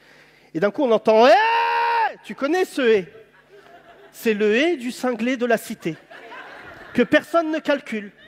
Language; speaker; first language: French; native; French